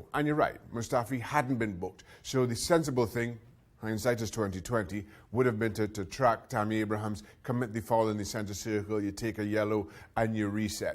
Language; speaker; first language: English; native; English